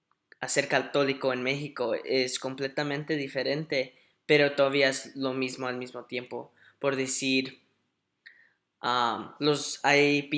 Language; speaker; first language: Spanish; early bilingual, heritage; Spanish